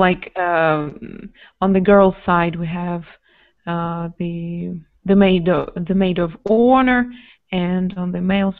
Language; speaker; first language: English; non-native, fluent; Russian